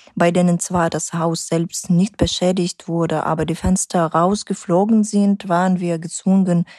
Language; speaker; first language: German; non-native, fluent; Ukrainian